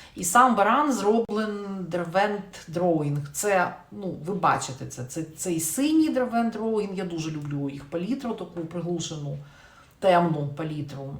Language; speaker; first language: Ukrainian; non-native, local second language; Russian